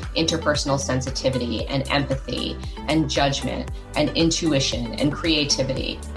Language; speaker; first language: English; native; English